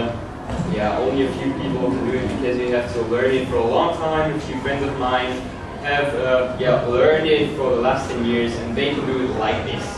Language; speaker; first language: English; non-native, fluent; German